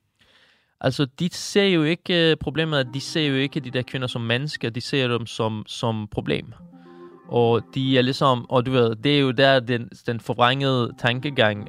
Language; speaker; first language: Danish; non-native, fluent; Persian